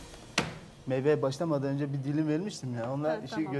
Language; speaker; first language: Turkish; native; Turkish